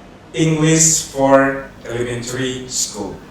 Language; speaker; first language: English; non-native, fluent; Indonesian